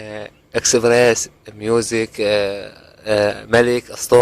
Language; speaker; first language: Arabic; native; Arabic